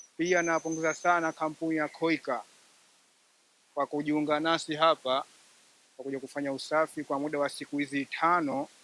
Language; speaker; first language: Swahili; native; Swahili